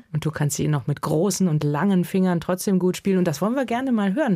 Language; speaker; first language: German; native; German